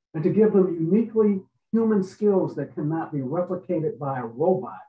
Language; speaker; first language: English; native; English